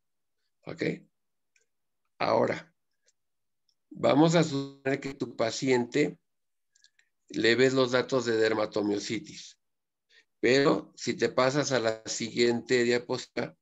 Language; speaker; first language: Spanish; native; Spanish